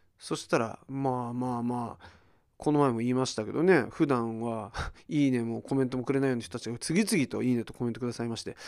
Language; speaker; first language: Japanese; early bilingual, heritage; Japanese